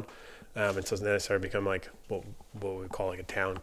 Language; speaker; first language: English; native; English